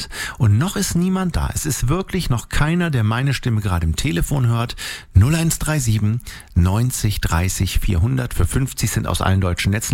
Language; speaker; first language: German; native; German